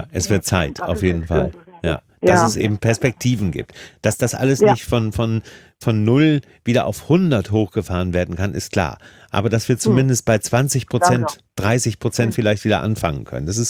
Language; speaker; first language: German; native; German